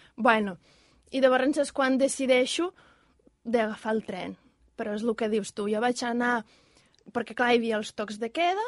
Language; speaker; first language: Catalan; non-native, fluent; Ukrainian